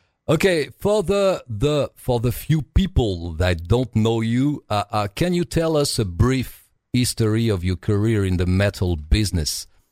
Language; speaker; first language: English; non-native, fluent; French